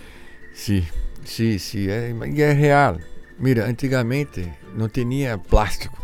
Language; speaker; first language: Spanish; non-native, learner; Portuguese